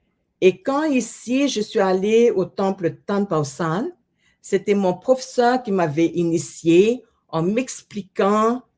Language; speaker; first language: French; non-native, fluent; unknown